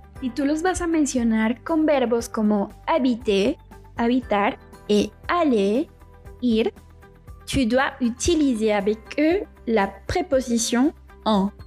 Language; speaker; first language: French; non-native, fluent; Spanish